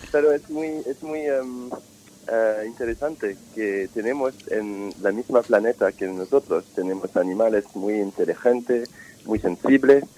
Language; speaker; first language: Spanish; non-native, fluent; French